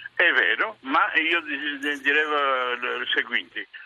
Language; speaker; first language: Italian; non-native, learner; Spanish